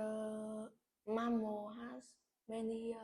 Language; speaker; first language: English; non-native, learner; Vietnamese